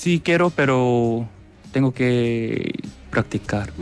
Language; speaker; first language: Spanish; non-native, learner; Korean